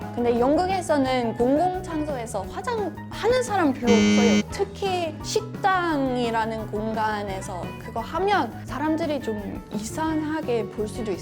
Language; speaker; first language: Korean; non-native, fluent; English